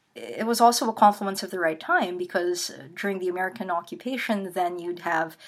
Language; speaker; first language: English; non-native, local second language; Filipino